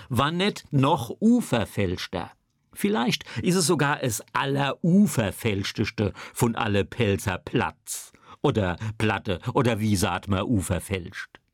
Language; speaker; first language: German; native; German